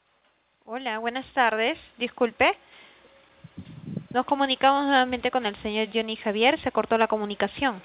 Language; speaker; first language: Spanish; native; Spanish